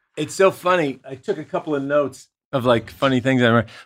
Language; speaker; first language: English; native; English